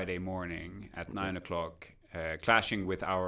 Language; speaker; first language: English; non-native, fluent; Swedish